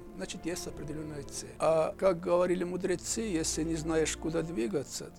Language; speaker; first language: Russian; non-native, local second language; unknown